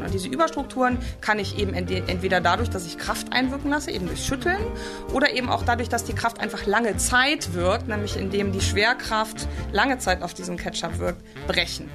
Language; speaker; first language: German; native; German